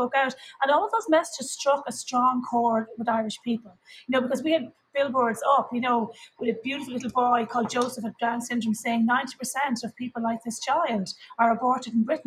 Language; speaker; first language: English; native; English